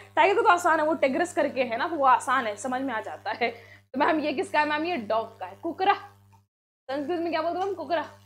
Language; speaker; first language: Hindi; native; Hindi